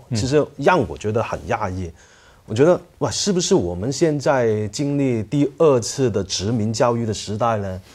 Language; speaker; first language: Chinese; non-native, fluent; Cantonese